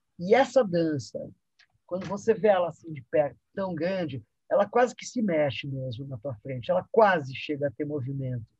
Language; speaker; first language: Portuguese; early bilingual, other home language; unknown